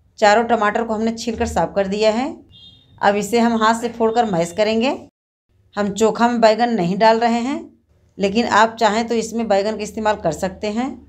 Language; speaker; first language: Hindi; native; Hindi